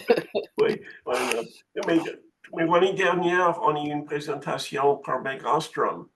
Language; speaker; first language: French; non-native, fluent; English